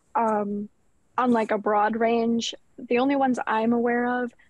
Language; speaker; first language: English; native; English